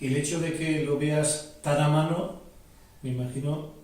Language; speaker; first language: Spanish; native; Spanish